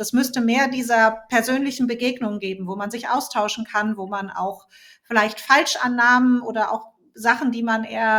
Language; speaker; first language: German; native; German